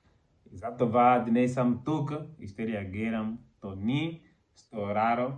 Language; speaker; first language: Bulgarian; non-native, learner; Portuguese